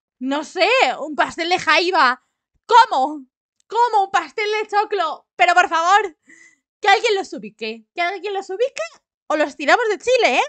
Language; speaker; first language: Spanish; native; Spanish